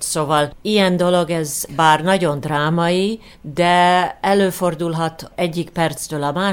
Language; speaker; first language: Hungarian; early bilingual, heritage; Hungarian